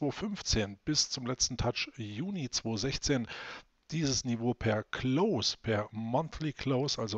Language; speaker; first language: German; native; German